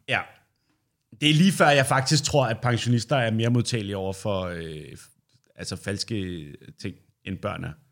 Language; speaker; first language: Danish; native; Danish